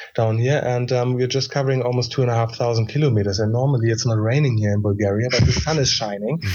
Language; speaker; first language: English; non-native, fluent; German